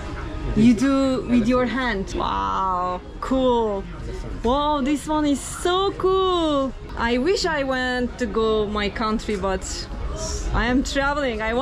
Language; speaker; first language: English; non-native, learner; Turkish